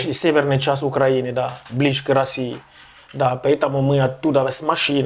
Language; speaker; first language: Russian; non-native, local second language; Ukrainian